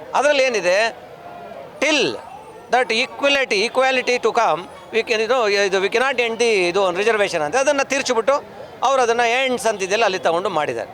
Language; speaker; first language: Kannada; native; Kannada